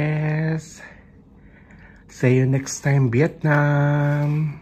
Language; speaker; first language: English; non-native, local second language; Filipino